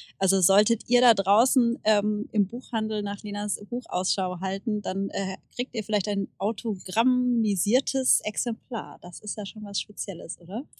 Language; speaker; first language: German; native; German